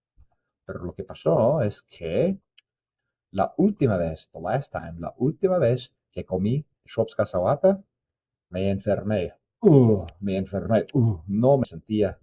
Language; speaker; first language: Spanish; non-native, fluent; English